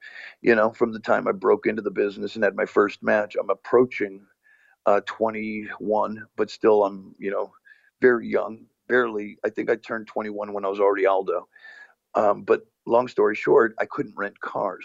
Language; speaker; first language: English; early bilingual, other home language; Portuguese